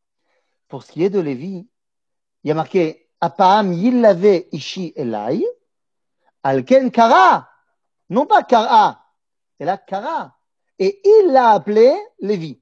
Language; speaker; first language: French; native; French